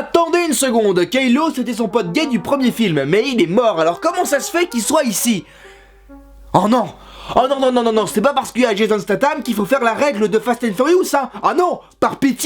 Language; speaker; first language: French; native; French